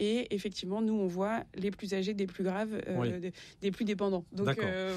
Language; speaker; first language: French; native; French